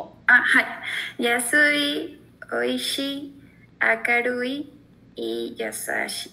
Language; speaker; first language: Japanese; non-native, learner; Spanish